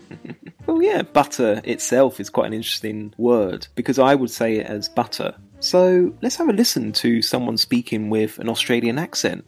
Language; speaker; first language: English; native; English